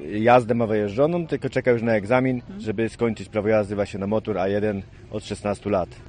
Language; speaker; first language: Polish; native; Polish